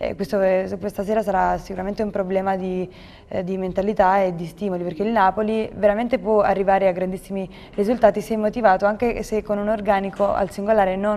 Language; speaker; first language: Italian; native; Italian